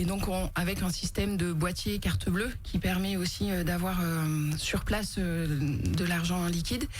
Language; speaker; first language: French; native; French